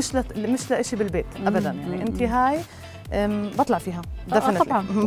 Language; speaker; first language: Arabic; native; Arabic